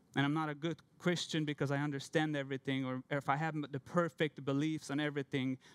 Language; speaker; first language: English; non-native, fluent; Hungarian